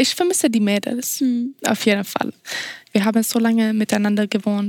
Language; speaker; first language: German; non-native, fluent; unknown